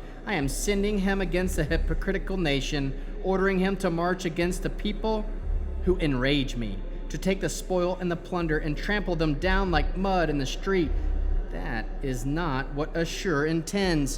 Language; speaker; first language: English; native; English